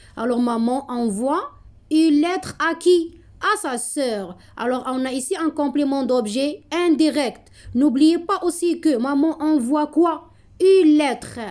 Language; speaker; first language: French; non-native, local second language; Arabic